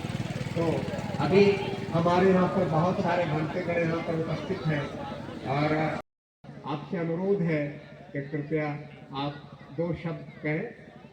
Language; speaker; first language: Hindi; native; Hindi